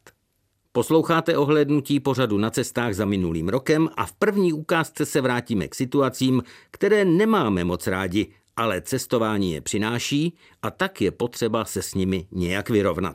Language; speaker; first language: Czech; native; Czech